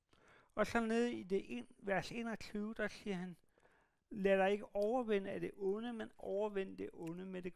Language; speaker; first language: Danish; native; Danish